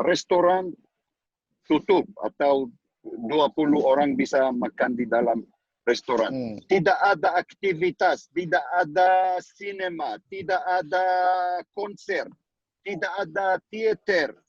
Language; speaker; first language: Indonesian; non-native, learner; Hebrew